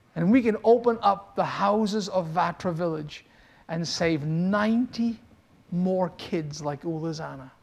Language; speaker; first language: English; native; English